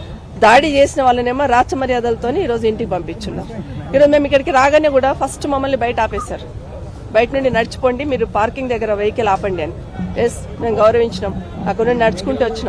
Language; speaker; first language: Telugu; native; Telugu